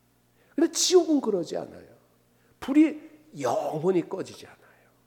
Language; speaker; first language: Korean; native; Korean